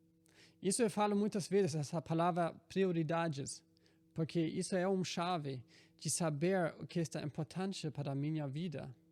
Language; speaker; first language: Portuguese; non-native, fluent; German